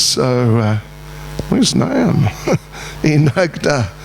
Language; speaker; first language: Russian; non-native, learner; English